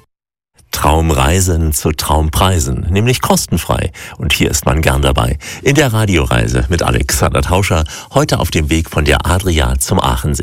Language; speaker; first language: German; native; German